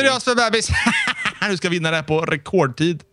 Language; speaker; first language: Swedish; native; Swedish